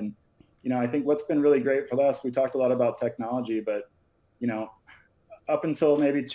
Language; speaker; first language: English; native; English